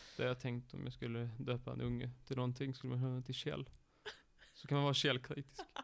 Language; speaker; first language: Swedish; native; Swedish